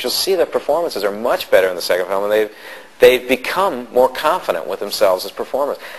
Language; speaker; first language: English; native; English